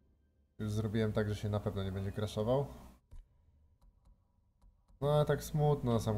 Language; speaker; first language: Polish; native; Polish